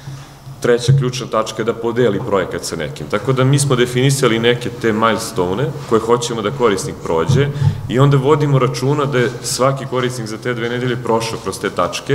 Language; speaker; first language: Serbian; native; Serbian